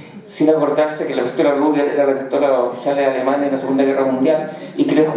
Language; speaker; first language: Spanish; native; Spanish